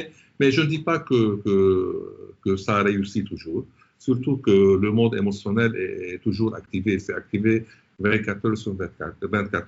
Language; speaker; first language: French; non-native, local second language; Arabic